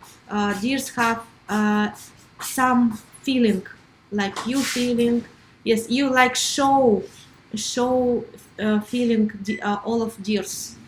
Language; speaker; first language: English; non-native, learner; Russian